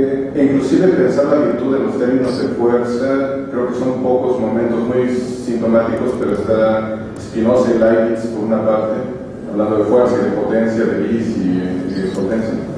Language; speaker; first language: Spanish; native; Spanish